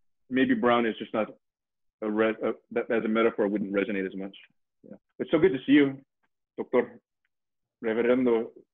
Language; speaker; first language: English; early bilingual, other home language; Spanish